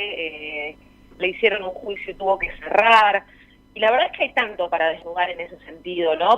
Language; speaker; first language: Spanish; native; Spanish